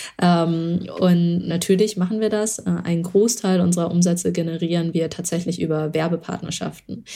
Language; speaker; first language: German; early bilingual, other home language; Chinese